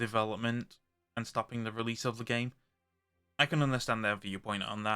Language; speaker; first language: English; native; English